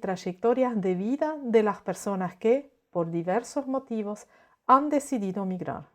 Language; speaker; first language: Spanish; native; Spanish